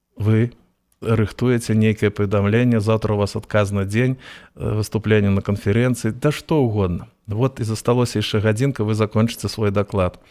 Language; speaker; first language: Belarusian; native; Belarusian